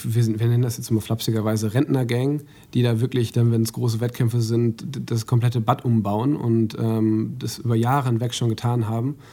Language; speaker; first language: German; native; German